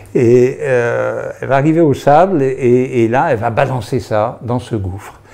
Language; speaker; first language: French; native; French